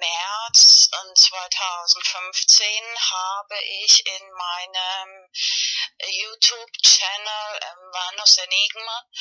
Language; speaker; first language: German; non-native, fluent; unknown